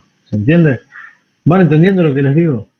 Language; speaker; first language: Spanish; native; Spanish